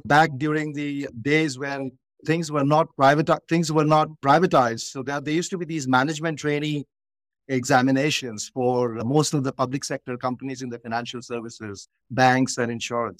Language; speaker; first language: English; non-native, local second language; Bangla